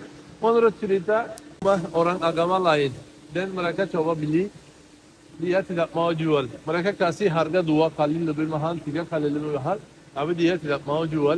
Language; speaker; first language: Indonesian; non-native, fluent; Turkish